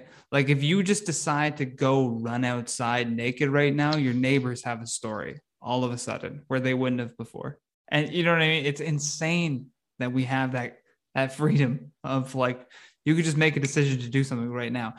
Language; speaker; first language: English; native; English